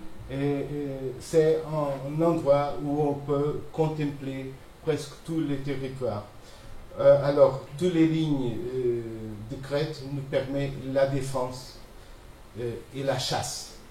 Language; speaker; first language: French; non-native, fluent; Portuguese